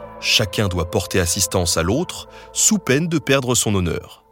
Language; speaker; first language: French; native; French